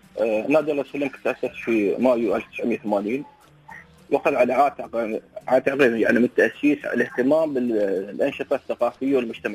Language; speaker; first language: Arabic; native; Arabic